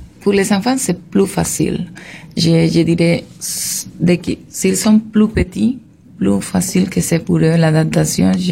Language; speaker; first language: French; non-native, fluent; Spanish